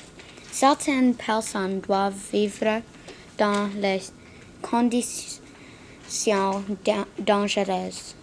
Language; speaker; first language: French; non-native, learner; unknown